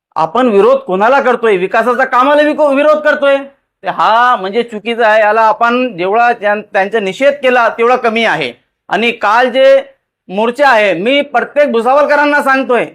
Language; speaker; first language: Marathi; non-native, local second language; Urdu